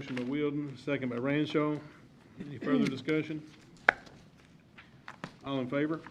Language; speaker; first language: English; native; English